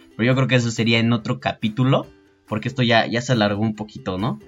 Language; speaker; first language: Spanish; native; Spanish